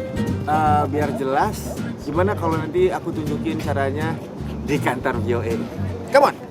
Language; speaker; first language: Indonesian; native; Indonesian